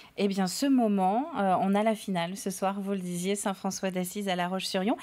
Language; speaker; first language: French; native; French